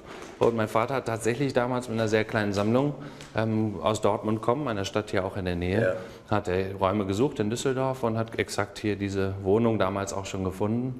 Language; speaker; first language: German; native; German